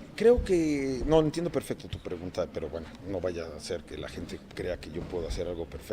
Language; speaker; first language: Spanish; native; Spanish